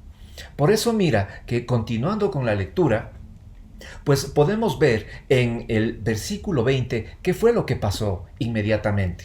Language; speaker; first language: Spanish; native; Spanish